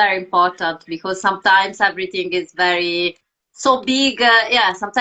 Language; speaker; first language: English; non-native, fluent; Italian